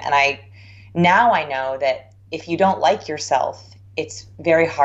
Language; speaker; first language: English; native; English